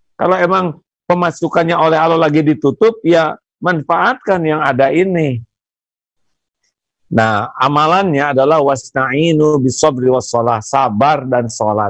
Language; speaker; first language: Indonesian; non-native, local second language; Sundanese